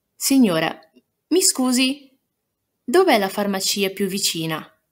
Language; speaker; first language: Italian; non-native, fluent; Portuguese